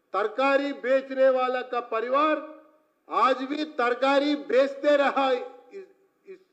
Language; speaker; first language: Hindi; non-native, local second language; Telugu